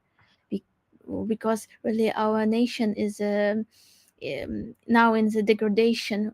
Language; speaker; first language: English; non-native, learner; Crimean Tatar